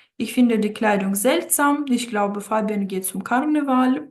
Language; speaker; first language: German; non-native, fluent; Ukrainian